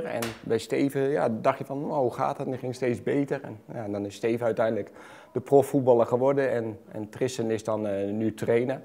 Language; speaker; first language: Dutch; native; Dutch